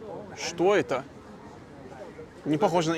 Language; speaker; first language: Russian; non-native, local second language; Chechen